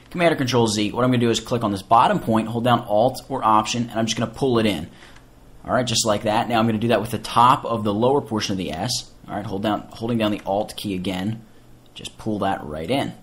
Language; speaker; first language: English; native; English